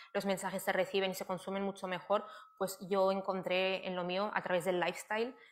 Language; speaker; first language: Spanish; native; Spanish